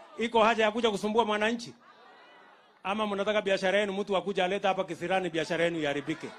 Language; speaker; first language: Swahili; non-native, local second language; Kalenjin